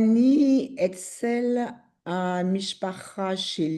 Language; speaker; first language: Hebrew; non-native, learner; French